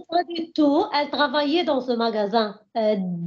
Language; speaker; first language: French; non-native, learner; Arabic